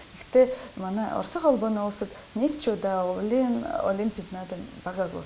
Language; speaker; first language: Mongolian; non-native, fluent; Russian